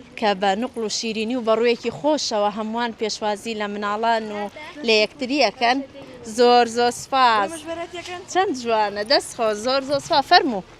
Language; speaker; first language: Central Kurdish; native; Central Kurdish